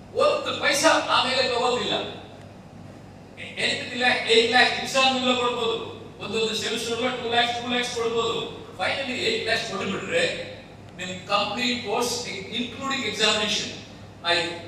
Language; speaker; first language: Kannada; non-native, local second language; Telugu